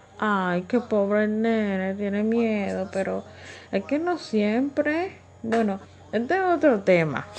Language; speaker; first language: Spanish; native; Spanish